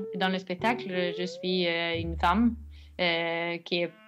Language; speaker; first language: French; non-native, learner; Norwegian